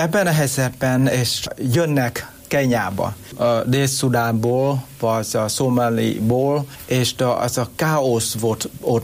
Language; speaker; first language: Hungarian; non-native, learner; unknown